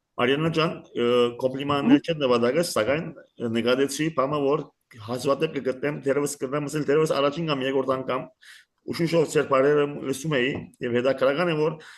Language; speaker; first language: Armenian; early bilingual, heritage; Armenian